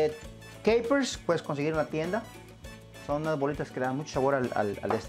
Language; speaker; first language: Spanish; native; Spanish